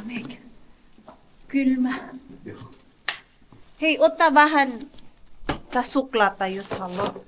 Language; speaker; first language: Finnish; non-native, learner; Filipino